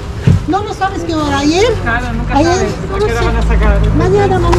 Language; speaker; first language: Spanish; non-native, learner; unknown